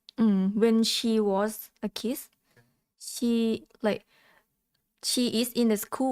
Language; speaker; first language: English; non-native, learner; Thai